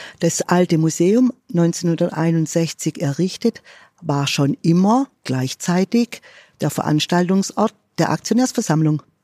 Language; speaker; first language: German; native; German